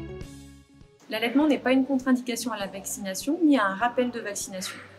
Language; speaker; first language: French; native; French